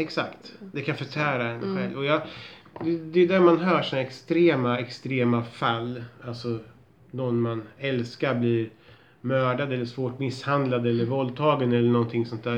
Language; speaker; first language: Swedish; native; Swedish